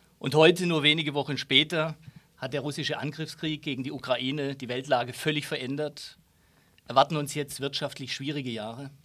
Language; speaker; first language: German; non-native, local second language; Luxembourgish